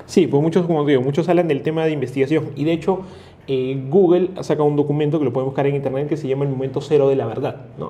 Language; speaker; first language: Spanish; native; Spanish